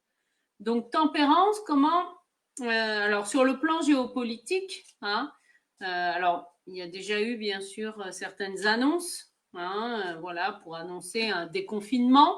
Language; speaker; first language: French; native; French